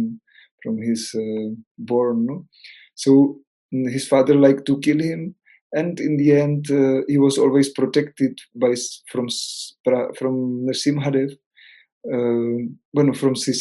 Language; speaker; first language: English; non-native, learner; Czech